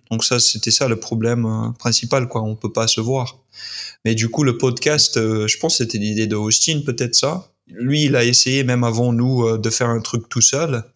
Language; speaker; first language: French; non-native, fluent; English